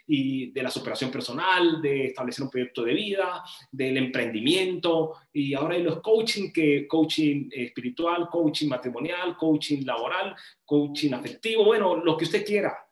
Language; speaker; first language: Spanish; native; Spanish